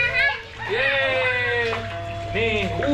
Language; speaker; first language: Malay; non-native, local second language; Sundanese